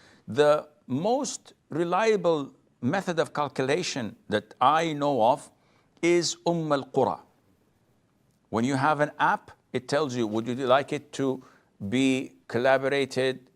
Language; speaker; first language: English; non-native, fluent; Arabic